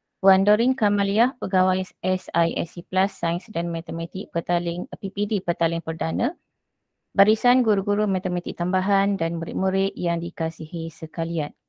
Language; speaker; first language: Malay; native; Malay